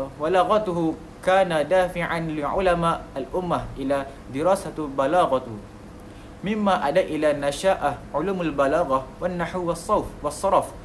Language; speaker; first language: Arabic; non-native, learner; Malay